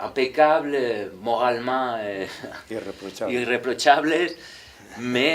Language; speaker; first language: French; non-native, fluent; Spanish